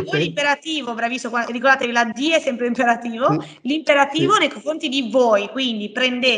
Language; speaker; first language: Italian; native; Italian